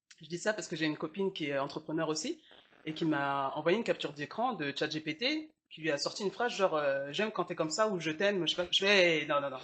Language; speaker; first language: French; early bilingual, other home language; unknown